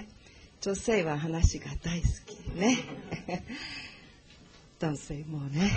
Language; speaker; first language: Japanese; non-native, learner; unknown